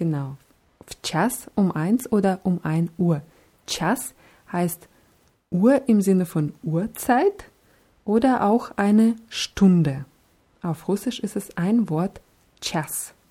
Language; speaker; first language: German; non-native, fluent; Russian